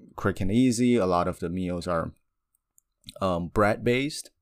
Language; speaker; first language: English; non-native, fluent; Chinese